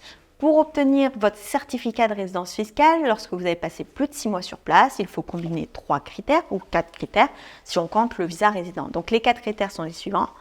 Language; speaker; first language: French; native; French